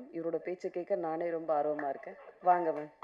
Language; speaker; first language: Tamil; native; Tamil